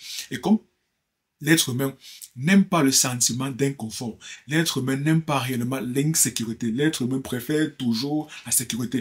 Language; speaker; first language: French; native; French